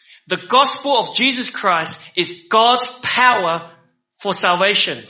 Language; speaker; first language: English; early bilingual, other home language; Vietnamese